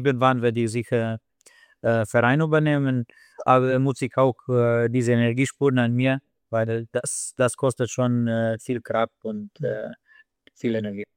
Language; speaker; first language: German; non-native, fluent; Slovenian